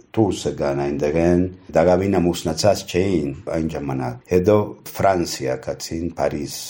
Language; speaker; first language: Armenian; early bilingual, heritage; Armenian